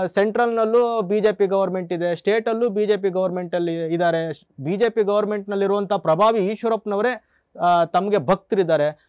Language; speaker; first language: Kannada; native; Kannada